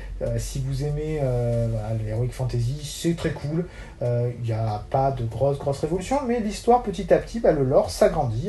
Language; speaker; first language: French; native; French